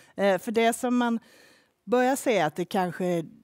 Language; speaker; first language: Swedish; native; Swedish